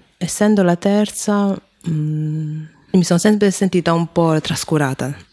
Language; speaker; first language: Italian; early bilingual, other home language; Chinese